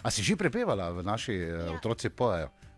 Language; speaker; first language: Slovenian; native; Slovenian